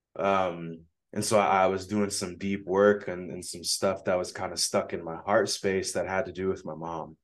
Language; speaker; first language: English; native; English